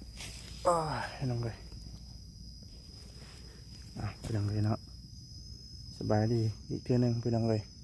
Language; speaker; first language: Thai; non-native, local second language; Lao